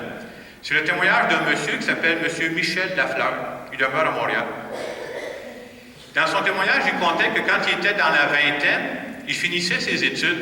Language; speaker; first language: French; native; French